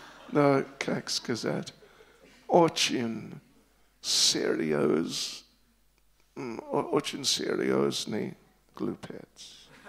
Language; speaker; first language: Russian; non-native, learner; English